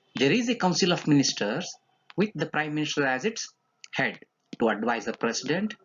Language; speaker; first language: English; non-native, local second language; Kannada